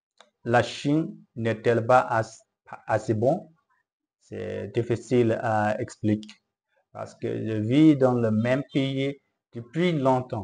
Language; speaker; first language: French; non-native, learner; Chinese